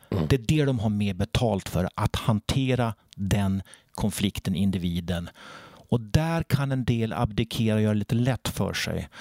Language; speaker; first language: Swedish; native; Swedish